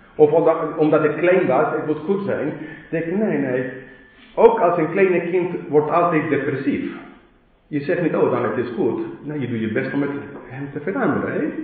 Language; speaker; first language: Dutch; non-native, fluent; English